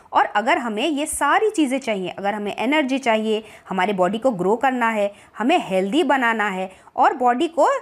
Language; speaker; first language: Hindi; non-native, local second language; Bangla